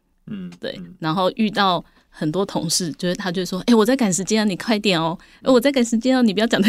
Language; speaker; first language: Chinese; native; Chinese